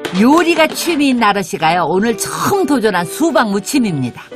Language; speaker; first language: Korean; native; Korean